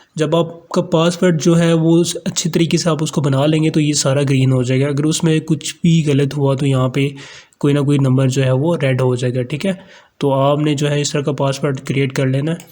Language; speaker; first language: Urdu; non-native, local second language; Punjabi